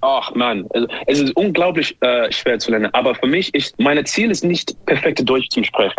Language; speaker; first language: German; non-native, learner; English